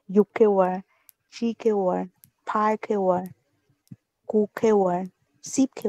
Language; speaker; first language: Korean; non-native, learner; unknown